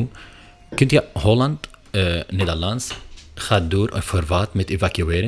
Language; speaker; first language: Dutch; non-native, learner; Arabic